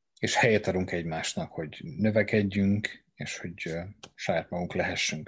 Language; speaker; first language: Hungarian; native; Hungarian